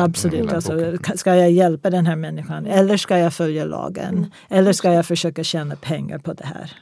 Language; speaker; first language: Swedish; non-native, fluent; English